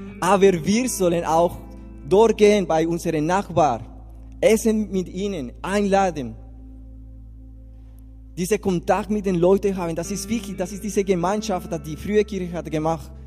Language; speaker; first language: German; non-native, learner; Spanish